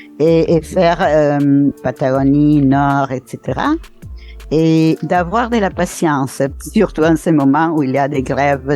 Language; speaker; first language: French; non-native, fluent; Spanish